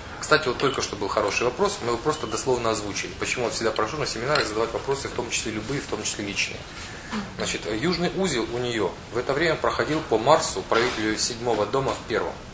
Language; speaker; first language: Russian; non-native, local second language; Ukrainian